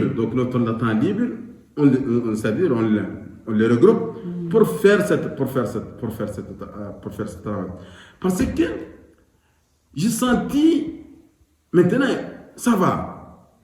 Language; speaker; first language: French; non-native, local second language; Arabic